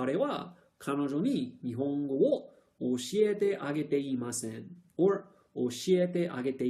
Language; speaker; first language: Japanese; non-native, fluent; English